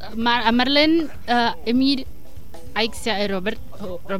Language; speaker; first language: Spanish; non-native, learner; Portuguese